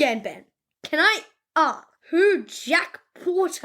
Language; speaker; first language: English; native; English